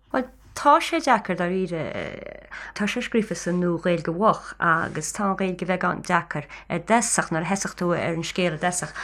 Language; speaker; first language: Irish; native; Irish